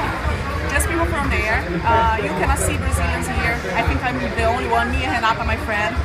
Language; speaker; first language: English; non-native, fluent; Portuguese